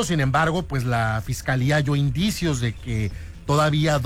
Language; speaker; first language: Spanish; native; Spanish